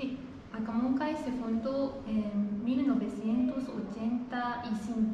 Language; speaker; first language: Spanish; non-native, fluent; Japanese